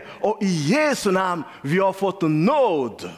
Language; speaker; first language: Swedish; non-native, learner; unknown